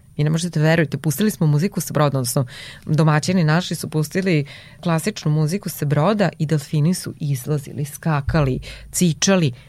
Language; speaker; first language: Serbian; non-native, local second language; Hungarian